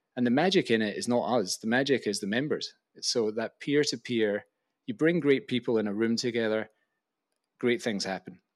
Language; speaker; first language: English; native; English